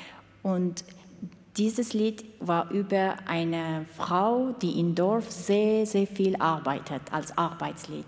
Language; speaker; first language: German; non-native, learner; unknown